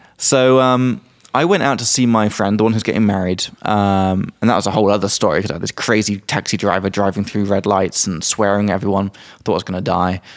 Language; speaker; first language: English; native; English